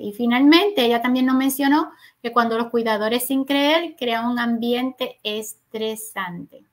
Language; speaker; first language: Spanish; native; Spanish